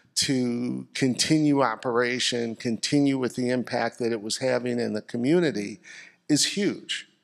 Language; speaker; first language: English; native; English